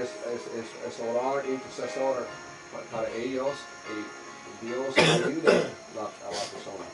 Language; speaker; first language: Spanish; non-native, learner; English